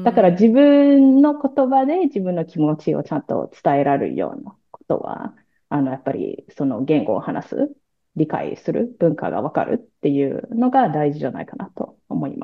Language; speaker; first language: Japanese; non-native, fluent; Cantonese